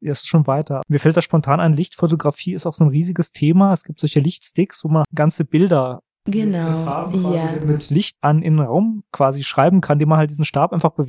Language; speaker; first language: German; native; German